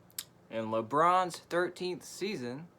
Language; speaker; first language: English; native; English